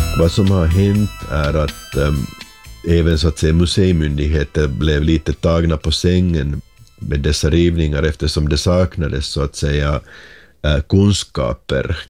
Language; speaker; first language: Swedish; non-native, local second language; Finnish